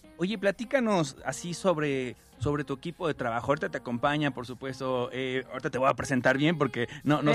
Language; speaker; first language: Spanish; native; Spanish